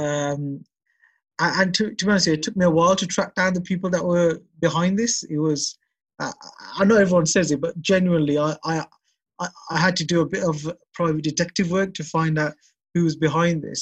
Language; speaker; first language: English; native; English